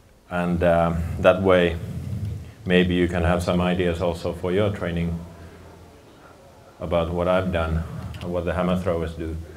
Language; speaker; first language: English; non-native, fluent; Finnish